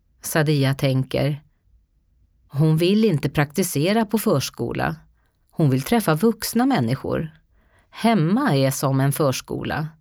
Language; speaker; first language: Swedish; native; Swedish